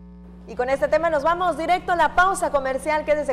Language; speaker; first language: Spanish; native; Spanish